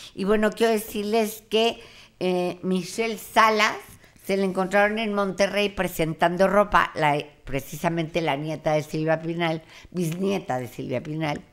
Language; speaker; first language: Spanish; native; Spanish